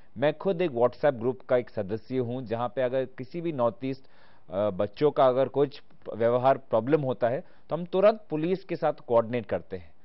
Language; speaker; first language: Hindi; non-native, local second language; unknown